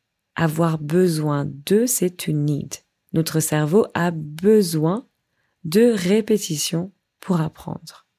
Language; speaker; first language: French; native; French